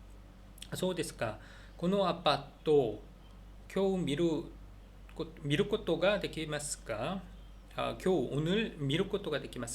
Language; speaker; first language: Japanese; non-native, learner; Korean